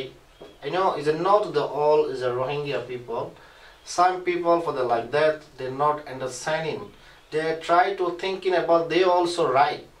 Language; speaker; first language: English; non-native, learner; Rohingya